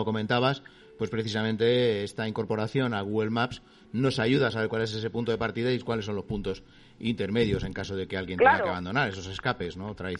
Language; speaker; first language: Spanish; native; Spanish